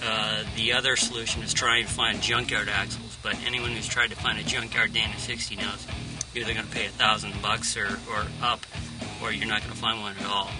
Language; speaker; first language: English; native; English